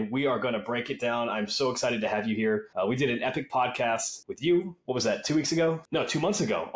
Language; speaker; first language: English; native; English